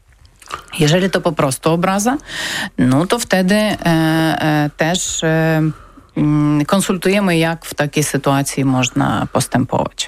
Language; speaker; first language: Polish; non-native, learner; Ukrainian